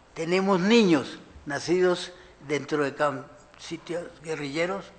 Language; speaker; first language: Spanish; native; Spanish